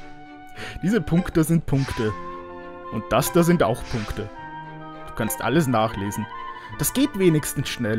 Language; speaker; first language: German; native; German